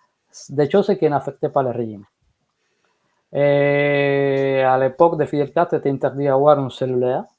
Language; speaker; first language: French; non-native, fluent; Spanish